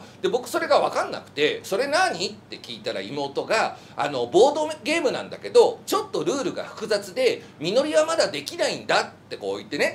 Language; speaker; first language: Japanese; native; Japanese